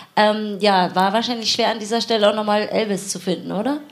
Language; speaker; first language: German; early bilingual, other home language; Persian